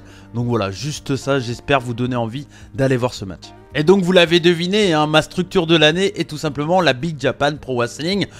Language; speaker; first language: French; native; French